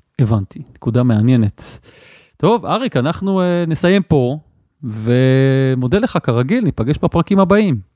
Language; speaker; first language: Hebrew; native; Hebrew